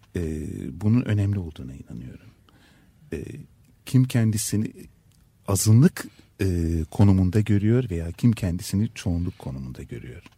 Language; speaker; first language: Turkish; native; Turkish